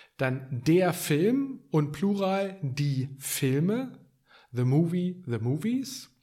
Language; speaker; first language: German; native; German